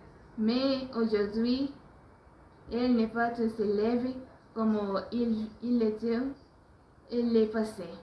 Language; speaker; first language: French; non-native, learner; Spanish